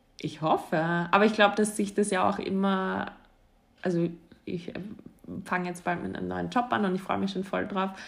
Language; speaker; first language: German; native; German